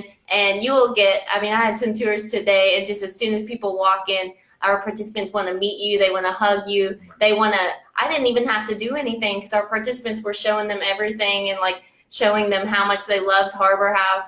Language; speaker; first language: English; native; English